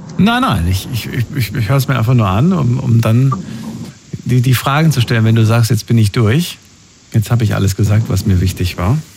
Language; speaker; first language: German; native; German